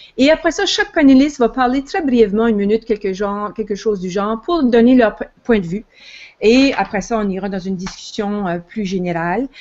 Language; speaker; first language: French; native; French